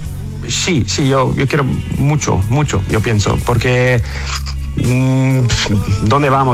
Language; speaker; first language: Spanish; non-native, learner; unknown